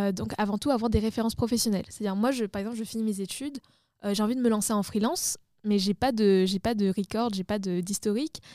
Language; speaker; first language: French; native; French